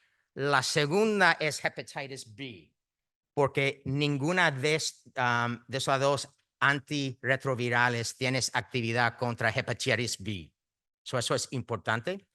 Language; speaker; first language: Spanish; early bilingual, heritage; Spanish